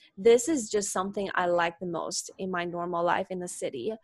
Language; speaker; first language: English; non-native, fluent; Chinese